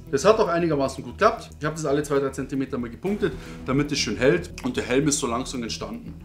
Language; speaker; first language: German; native; German